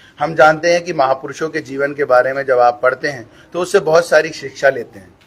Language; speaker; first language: Hindi; native; Hindi